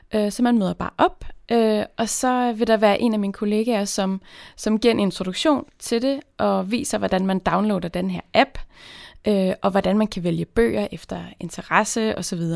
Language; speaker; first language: Danish; native; Danish